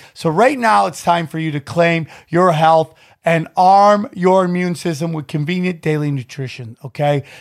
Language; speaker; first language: English; native; English